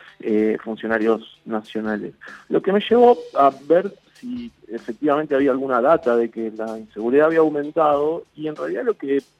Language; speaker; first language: Spanish; native; Spanish